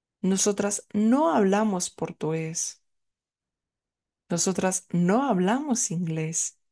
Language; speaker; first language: Spanish; non-native, fluent; Czech